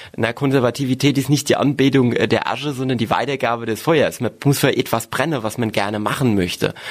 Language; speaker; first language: German; native; German